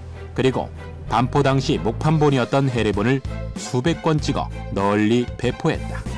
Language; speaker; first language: Korean; native; Korean